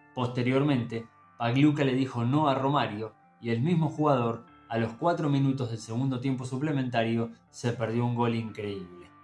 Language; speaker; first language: Spanish; native; Spanish